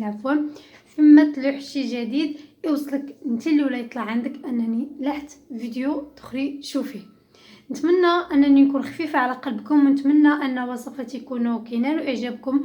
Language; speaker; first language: Arabic; native; Arabic